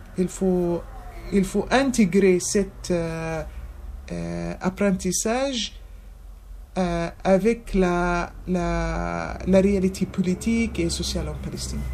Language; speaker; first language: French; non-native, fluent; Arabic